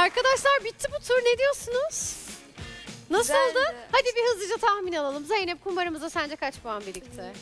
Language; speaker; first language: Turkish; native; Turkish